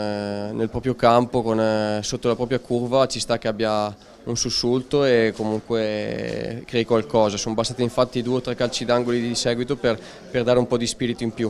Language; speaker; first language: Italian; native; Italian